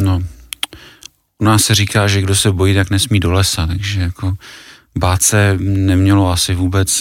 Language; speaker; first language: Czech; native; Czech